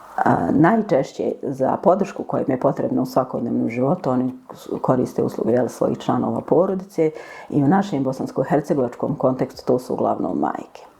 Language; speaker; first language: Bosnian; native; Bosnian